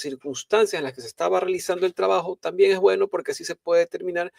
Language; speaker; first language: Spanish; native; Spanish